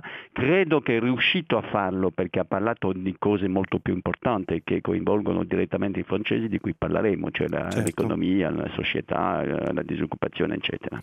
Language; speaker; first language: Italian; non-native, fluent; French